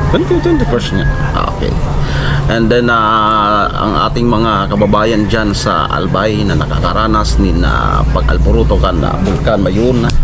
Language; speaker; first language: Filipino; non-native, local second language; Bikol